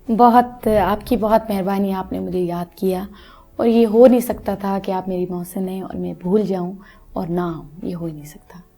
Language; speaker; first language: Urdu; non-native, local second language; Punjabi